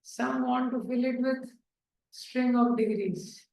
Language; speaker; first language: English; non-native, local second language; Hindi